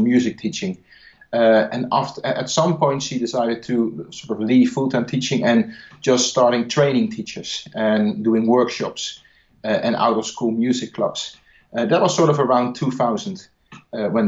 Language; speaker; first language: English; non-native, fluent; Dutch